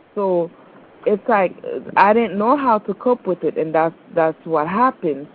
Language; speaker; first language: English; non-native, fluent; Haitian Creole